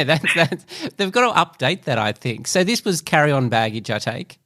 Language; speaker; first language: English; native; English